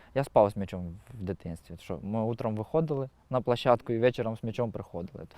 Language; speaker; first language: Ukrainian; native; Ukrainian